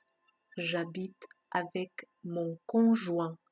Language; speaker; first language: French; non-native, fluent; Persian